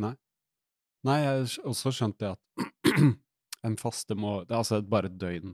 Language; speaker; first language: Norwegian; native; Norwegian